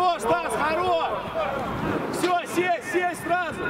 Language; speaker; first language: Russian; native; Russian